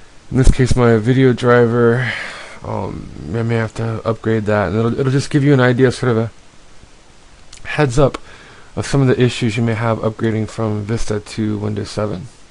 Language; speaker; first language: English; native; English